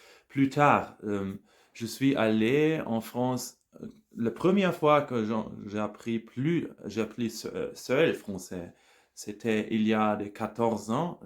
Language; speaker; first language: French; non-native, learner; German